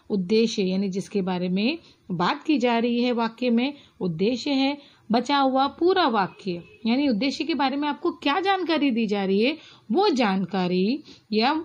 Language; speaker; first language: Hindi; non-native, local second language; Marathi